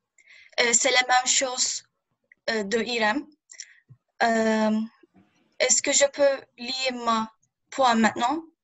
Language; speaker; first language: French; non-native, learner; Turkish